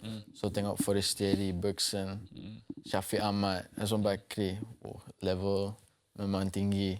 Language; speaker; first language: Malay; non-native, local second language; English